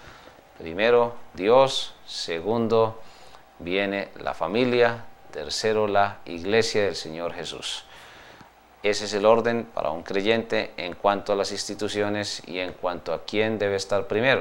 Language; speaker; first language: Spanish; native; Spanish